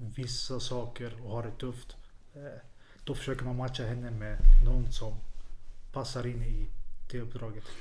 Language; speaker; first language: Swedish; early bilingual, other home language; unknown